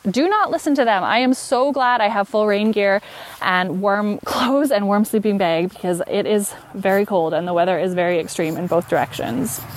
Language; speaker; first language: English; native; English